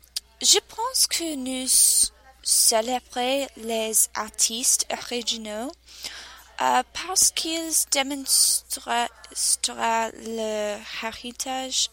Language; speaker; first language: French; non-native, learner; English